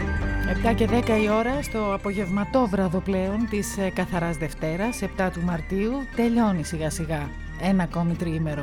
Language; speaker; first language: Greek; native; Greek